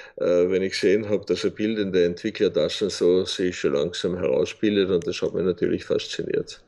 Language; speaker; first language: German; native; German